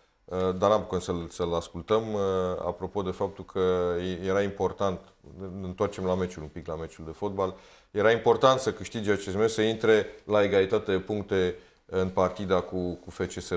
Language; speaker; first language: Romanian; native; Romanian